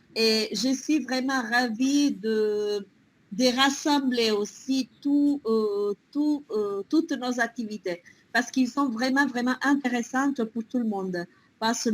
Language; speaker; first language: French; non-native, fluent; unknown